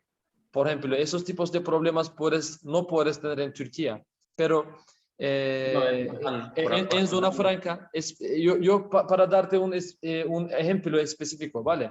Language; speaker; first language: Spanish; non-native, learner; Turkish